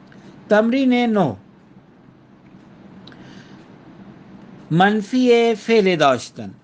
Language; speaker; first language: Persian; non-native, fluent; Urdu